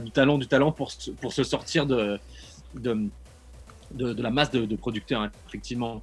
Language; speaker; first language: French; native; French